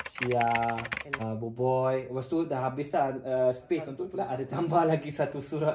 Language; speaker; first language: Malay; non-native, fluent; German